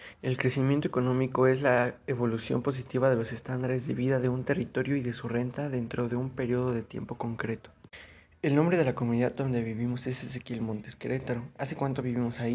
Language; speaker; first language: Spanish; native; Spanish